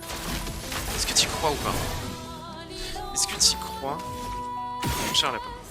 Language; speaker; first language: French; native; French